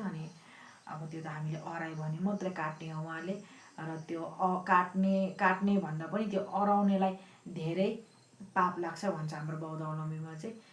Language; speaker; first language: Nepali; non-native, local second language; Eastern Tamang